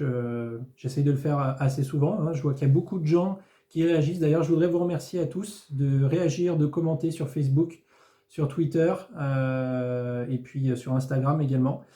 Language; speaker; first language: French; native; French